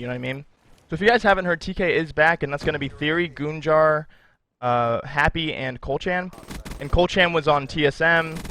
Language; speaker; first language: English; native; English